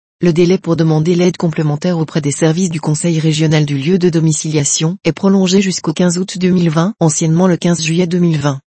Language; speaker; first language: French; native; French